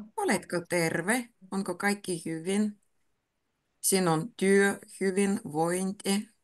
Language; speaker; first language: Finnish; non-native, fluent; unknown